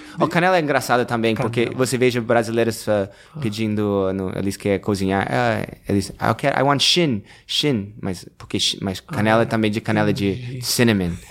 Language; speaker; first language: Portuguese; non-native, fluent; English